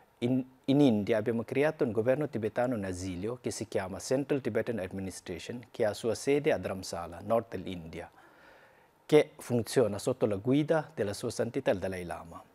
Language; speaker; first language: Italian; non-native, fluent; Tibetan